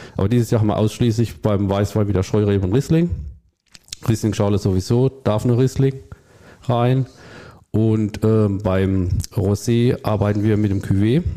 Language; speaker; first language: German; native; German